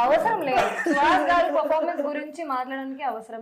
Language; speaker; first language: Telugu; non-native, learner; Hindi